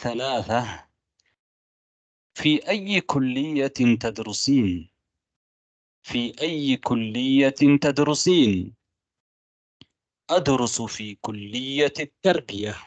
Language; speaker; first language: Arabic; non-native, fluent; Tamil